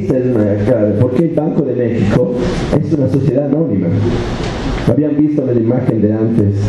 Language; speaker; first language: Spanish; non-native, fluent; Italian